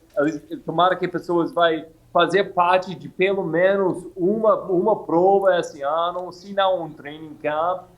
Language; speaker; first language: Portuguese; non-native, fluent; English